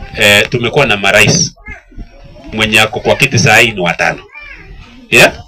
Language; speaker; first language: Swahili; non-native, local second language; Kalenjin